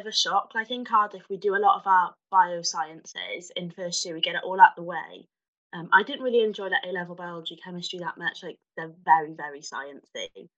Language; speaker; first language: English; native; English